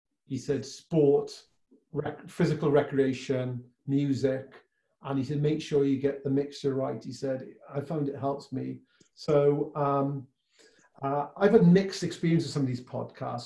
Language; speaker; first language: English; native; English